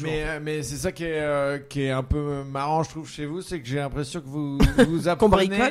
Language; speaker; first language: French; native; French